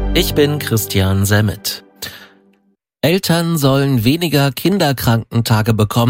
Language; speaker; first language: German; native; German